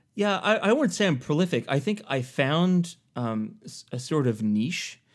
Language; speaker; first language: English; native; English